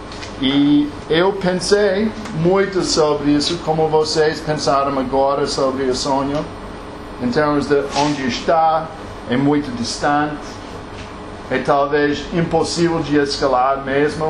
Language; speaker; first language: Portuguese; non-native, learner; English